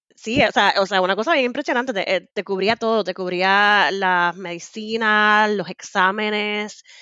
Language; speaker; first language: Spanish; native; Spanish